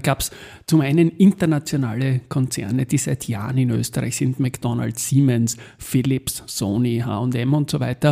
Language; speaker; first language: German; native; German